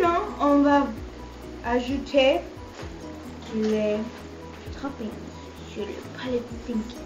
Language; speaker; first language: French; non-native, learner; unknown